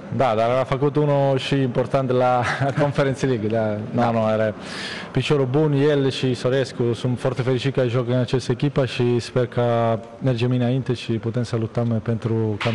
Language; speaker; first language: Romanian; non-native, learner; Italian